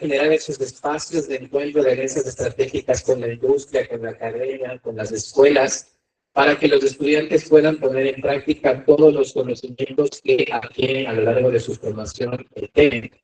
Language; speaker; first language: Spanish; native; Spanish